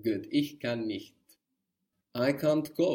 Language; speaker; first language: German; non-native, fluent; English